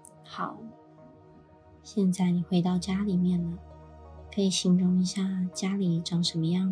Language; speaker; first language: Chinese; native; Chinese